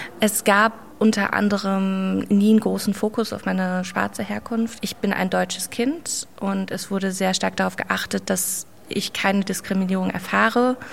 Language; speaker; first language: German; native; German